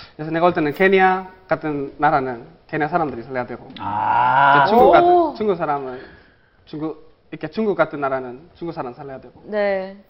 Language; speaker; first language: Korean; non-native, learner; Spanish